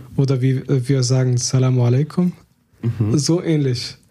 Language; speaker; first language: German; non-native, learner; Arabic